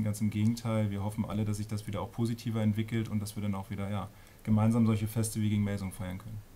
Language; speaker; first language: German; native; German